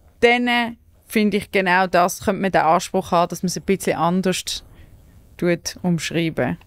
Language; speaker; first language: German; native; German